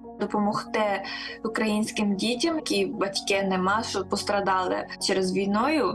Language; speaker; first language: Ukrainian; early bilingual, heritage; Ukrainian